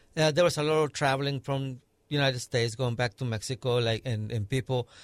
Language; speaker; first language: English; non-native, fluent; Spanish